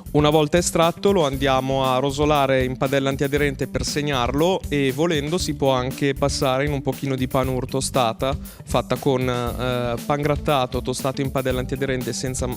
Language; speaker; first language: Italian; native; Italian